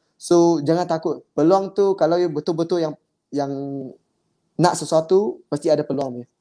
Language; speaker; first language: Malay; non-native, local second language; Chinese